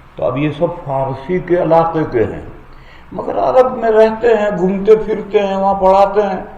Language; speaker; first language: Urdu; non-native, local second language; Gujarati